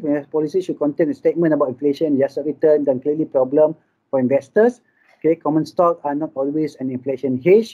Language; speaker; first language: English; non-native, local second language; Malay